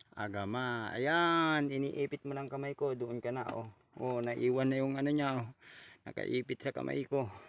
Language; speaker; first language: Filipino; non-native, local second language; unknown